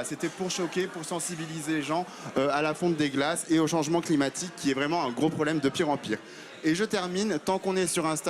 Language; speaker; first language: French; native; French